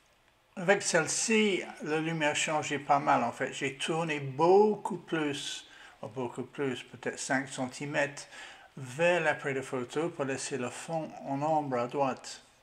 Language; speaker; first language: French; non-native, learner; English